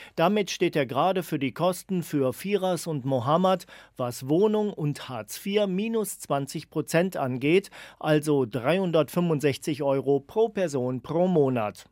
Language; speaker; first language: German; native; German